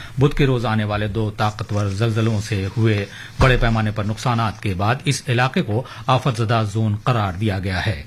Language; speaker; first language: Urdu; native; Urdu